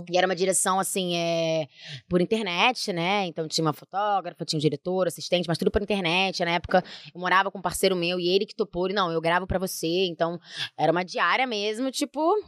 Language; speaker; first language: Portuguese; native; Portuguese